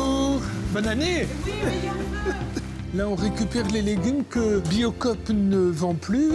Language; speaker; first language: French; native; French